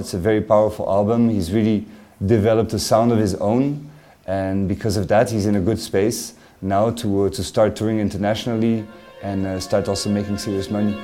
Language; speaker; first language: English; non-native, fluent; French